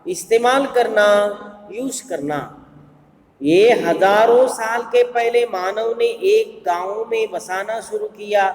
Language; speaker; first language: Hindi; non-native, local second language; Kannada